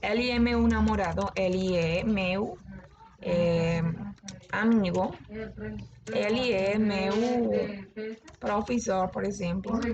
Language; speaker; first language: Portuguese; non-native, learner; Spanish